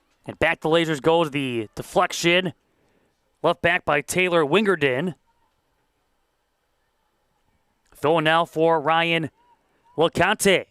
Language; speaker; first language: English; native; English